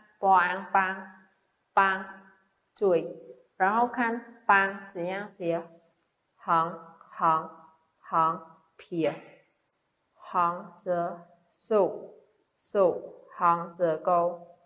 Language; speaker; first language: Chinese; non-native, fluent; Khmer